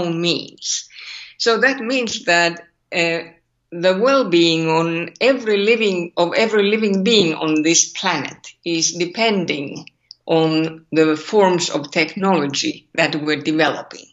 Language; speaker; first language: English; non-native, fluent; Finnish